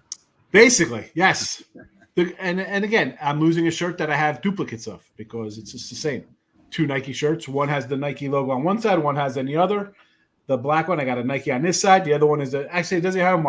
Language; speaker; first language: English; native; English